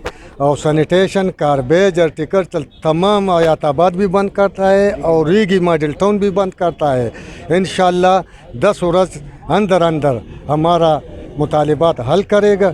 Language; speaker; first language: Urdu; non-native, local second language; Pashto